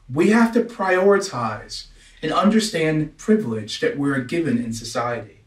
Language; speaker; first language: English; native; English